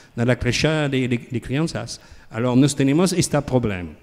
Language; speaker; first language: Portuguese; non-native, learner; French